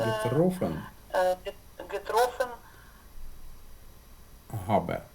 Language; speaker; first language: German; non-native, fluent; Ukrainian